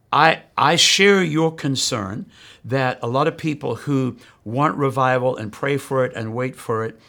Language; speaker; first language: English; native; English